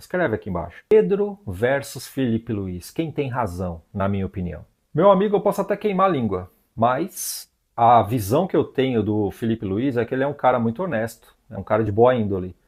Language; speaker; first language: Portuguese; native; Portuguese